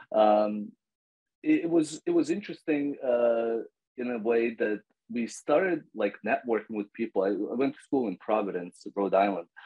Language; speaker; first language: English; non-native, fluent; Bosnian